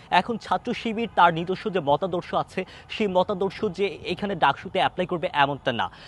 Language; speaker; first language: Bangla; non-native, local second language; Chakma